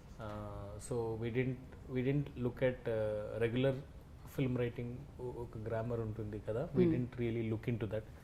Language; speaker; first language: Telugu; non-native, learner; Tamil